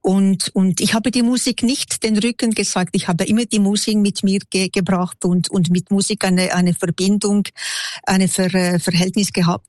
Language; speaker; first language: German; non-native, local second language; French